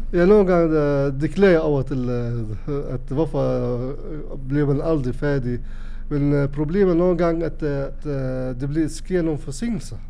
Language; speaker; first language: Danish; non-native, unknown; Arabic